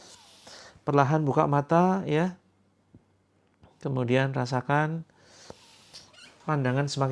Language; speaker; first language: Indonesian; native; Indonesian